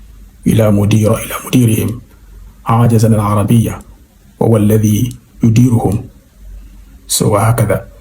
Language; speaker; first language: Arabic; non-native, fluent; Yoruba